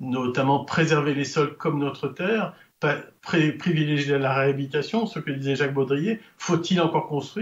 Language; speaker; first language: French; native; French